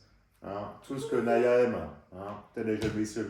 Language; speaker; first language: French; native; French